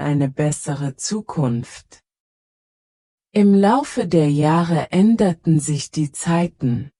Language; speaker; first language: German; native; German